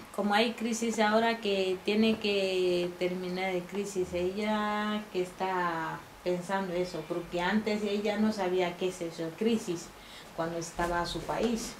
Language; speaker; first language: Spanish; non-native, fluent; Bambara